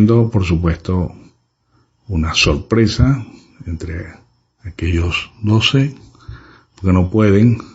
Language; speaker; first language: Spanish; native; Spanish